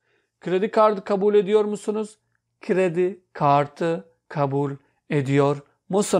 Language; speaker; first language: Turkish; non-native, fluent; Urdu